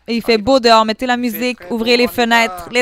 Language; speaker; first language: French; native; French